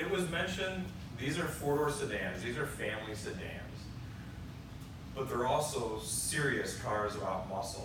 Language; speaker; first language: English; native; English